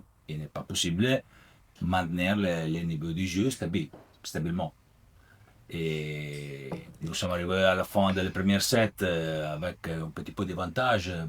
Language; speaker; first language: French; non-native, learner; Italian